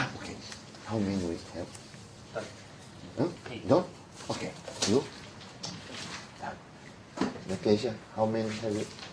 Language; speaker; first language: English; non-native, fluent; Spanish